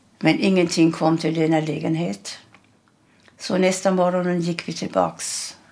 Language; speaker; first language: Swedish; early bilingual, other home language; German